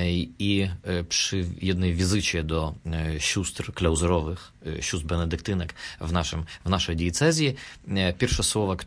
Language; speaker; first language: Polish; non-native, fluent; Russian